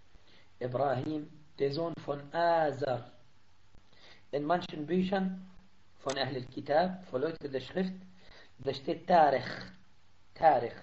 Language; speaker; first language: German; non-native, fluent; Arabic